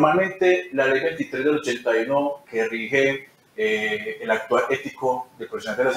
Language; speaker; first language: Spanish; native; Spanish